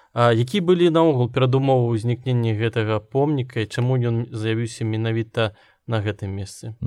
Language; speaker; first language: Belarusian; non-native, local second language; Russian